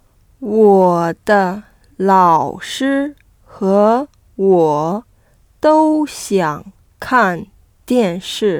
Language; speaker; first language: Chinese; non-native, learner; French